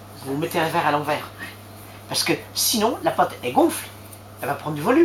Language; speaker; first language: French; native; French